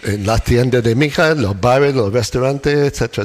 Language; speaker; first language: Spanish; non-native, learner; English